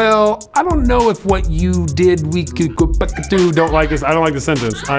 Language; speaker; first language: English; native; English